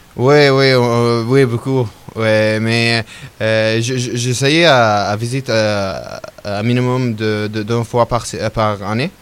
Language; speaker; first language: French; non-native, learner; Arabic